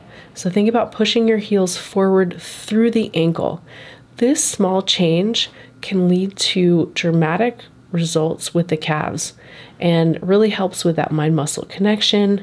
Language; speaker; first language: English; native; English